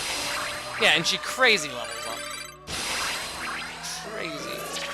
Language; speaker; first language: English; native; English